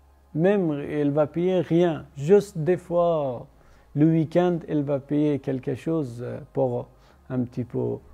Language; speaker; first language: French; non-native, learner; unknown